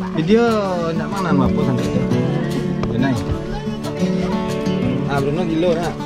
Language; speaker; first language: Indonesian; non-native, local second language; Minangkabau